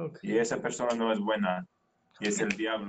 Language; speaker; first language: Spanish; non-native, fluent; English